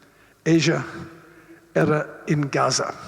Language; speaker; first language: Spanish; non-native, learner; Italian